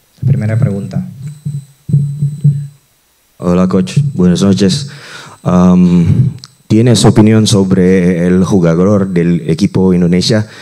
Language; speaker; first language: Spanish; non-native, learner; Indonesian